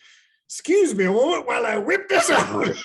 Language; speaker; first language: English; native; English